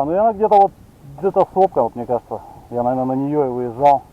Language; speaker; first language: Russian; native; Russian